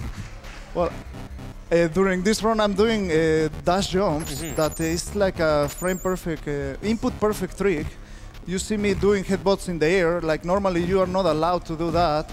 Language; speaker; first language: English; non-native, fluent; Spanish